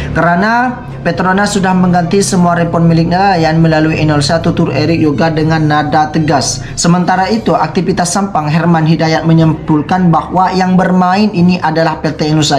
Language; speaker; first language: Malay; non-native, local second language; Madurese